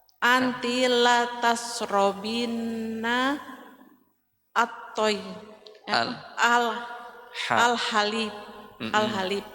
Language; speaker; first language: Arabic; non-native, learner; Indonesian